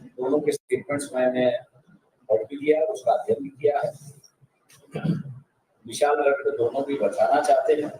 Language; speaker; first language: Hindi; non-native, local second language; Marathi